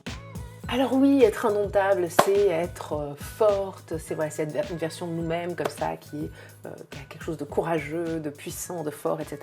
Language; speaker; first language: French; native; French